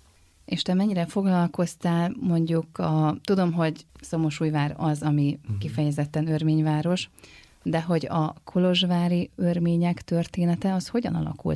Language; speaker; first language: Hungarian; native; Hungarian